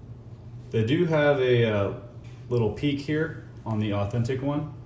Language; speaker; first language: English; native; English